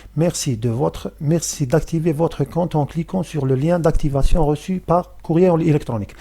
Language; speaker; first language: French; non-native, local second language; Arabic